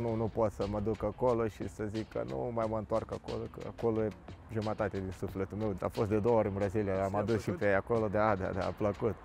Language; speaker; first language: Romanian; non-native, fluent; Portuguese